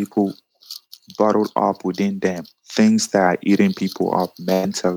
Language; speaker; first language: English; non-native, local second language; Yoruba